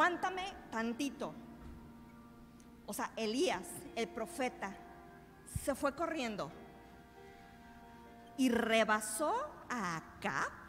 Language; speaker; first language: Spanish; native; Spanish